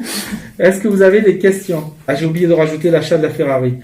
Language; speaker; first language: French; native; French